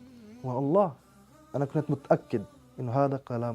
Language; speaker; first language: Arabic; non-native, fluent; French